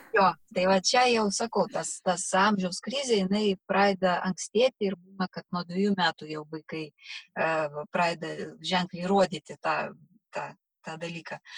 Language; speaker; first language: Lithuanian; non-native, local second language; Russian